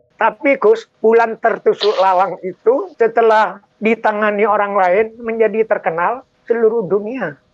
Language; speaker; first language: Indonesian; non-native, local second language; Madurese